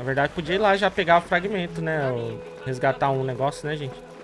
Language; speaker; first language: Portuguese; native; Portuguese